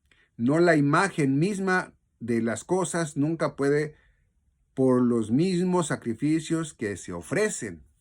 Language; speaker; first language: Spanish; native; Spanish